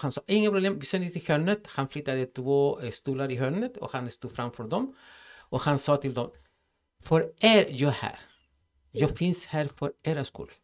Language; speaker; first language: Swedish; non-native, fluent; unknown